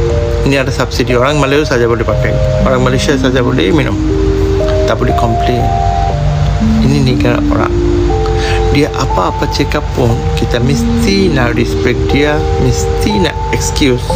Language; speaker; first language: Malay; non-native, learner; Bangla